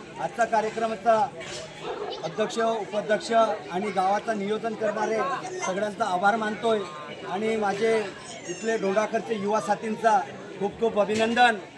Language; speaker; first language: Marathi; non-native, local second language; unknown